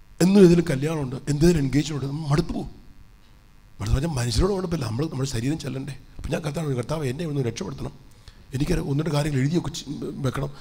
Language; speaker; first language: Malayalam; early bilingual, heritage; Malayalam